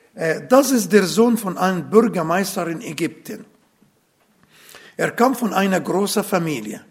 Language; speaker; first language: German; non-native, learner; Arabic